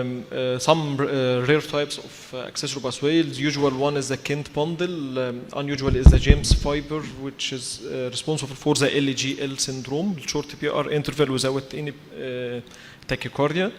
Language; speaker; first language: English; non-native, fluent; Arabic